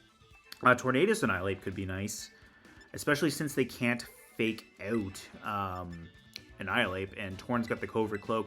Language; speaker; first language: English; native; English